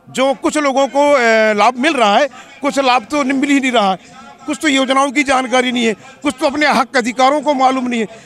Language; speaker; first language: Hindi; native; Hindi